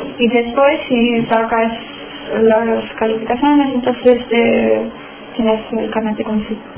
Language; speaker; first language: Spanish; non-native, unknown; Romanian